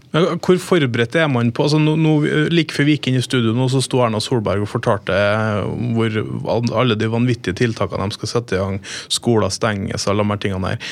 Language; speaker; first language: Norwegian; native; Norwegian